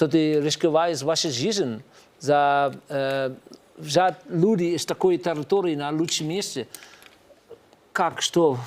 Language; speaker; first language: Russian; non-native, learner; Dutch